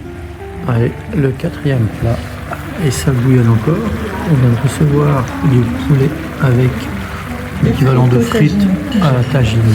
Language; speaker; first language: French; native; French